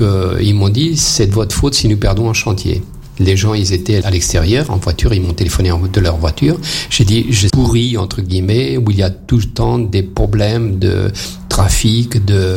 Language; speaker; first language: French; non-native, fluent; Portuguese